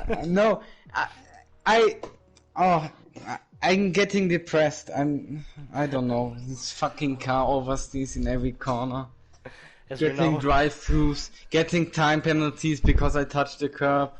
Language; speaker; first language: English; non-native, learner; Italian